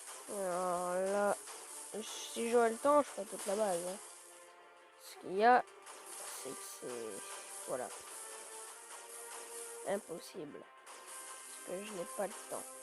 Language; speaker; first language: French; native; French